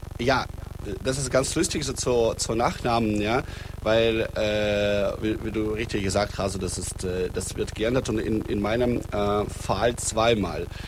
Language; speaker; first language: German; non-native, fluent; Russian